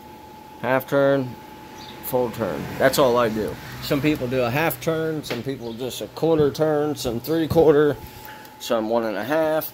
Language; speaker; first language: English; native; English